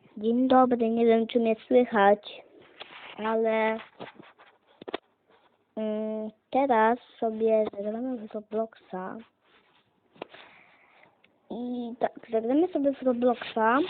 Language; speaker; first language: Polish; native; Polish